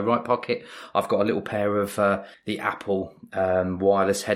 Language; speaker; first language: English; native; English